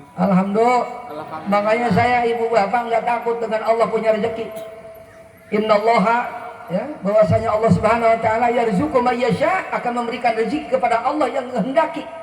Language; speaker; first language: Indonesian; native; Indonesian